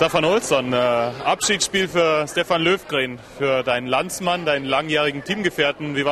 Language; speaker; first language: German; native; German